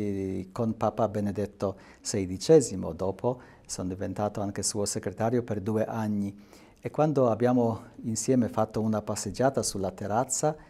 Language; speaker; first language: Italian; non-native, fluent; Polish